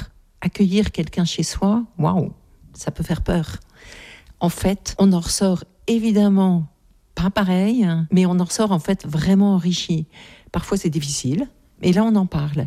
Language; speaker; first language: French; native; French